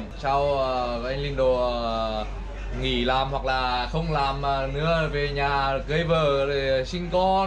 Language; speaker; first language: Vietnamese; native; Vietnamese